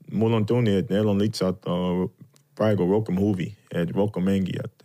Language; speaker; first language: Estonian; non-native, fluent; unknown